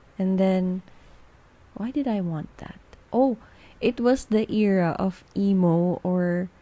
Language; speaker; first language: English; non-native, local second language; Filipino